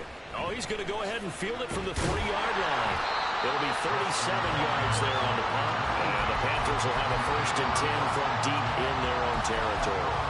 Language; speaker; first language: English; native; English